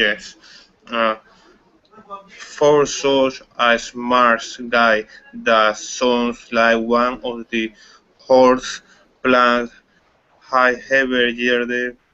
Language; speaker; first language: English; non-native, learner; Spanish